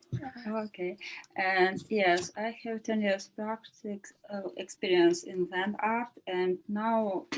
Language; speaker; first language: English; non-native, learner; Ukrainian